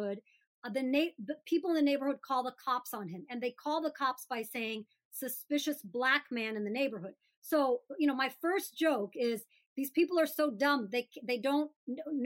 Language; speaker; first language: English; native; English